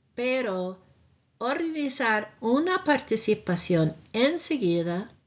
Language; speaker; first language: Spanish; non-native, fluent; English